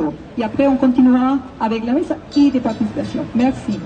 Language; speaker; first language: French; non-native, learner; Spanish